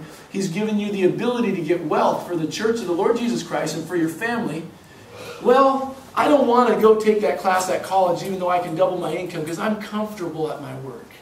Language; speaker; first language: English; native; English